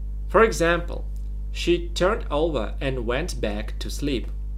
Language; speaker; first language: English; non-native, fluent; Russian